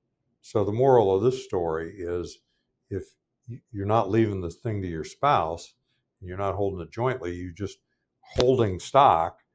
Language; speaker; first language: English; native; English